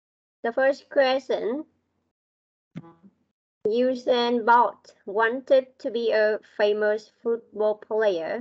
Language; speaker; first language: English; non-native, learner; Vietnamese